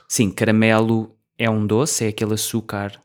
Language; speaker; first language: Portuguese; native; Portuguese